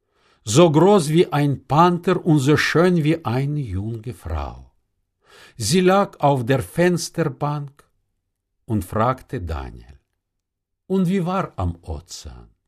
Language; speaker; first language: German; non-native, fluent; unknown